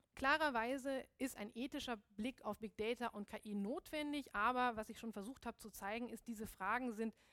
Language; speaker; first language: German; native; German